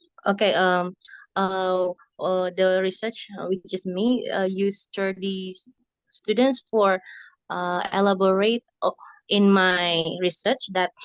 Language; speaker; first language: English; non-native, learner; Indonesian